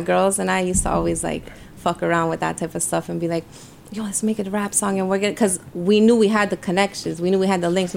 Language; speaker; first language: English; early bilingual, other home language; Spanish